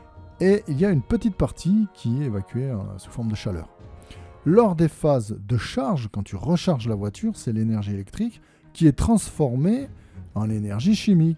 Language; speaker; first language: French; native; French